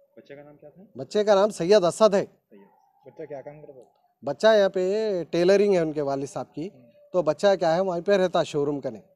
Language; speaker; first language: Hindi; native; Hindi